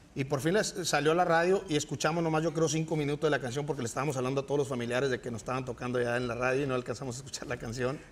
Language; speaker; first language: Spanish; native; Spanish